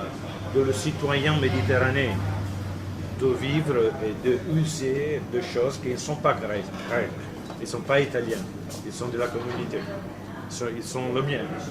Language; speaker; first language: French; non-native, fluent; Italian